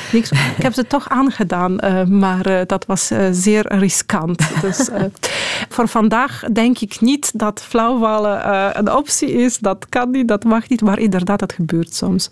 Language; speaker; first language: Dutch; non-native, fluent; Polish